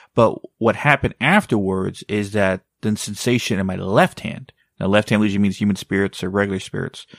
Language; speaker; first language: English; native; English